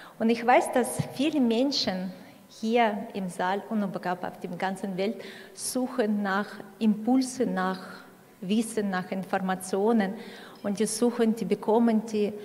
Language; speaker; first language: German; non-native, fluent; Russian